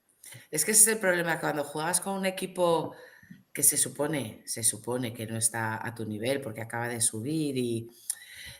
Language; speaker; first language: Spanish; native; Spanish